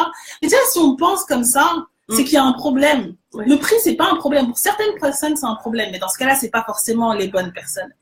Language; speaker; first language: French; native; French